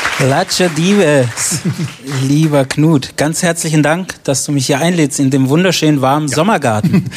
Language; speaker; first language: German; early bilingual, other home language; Romany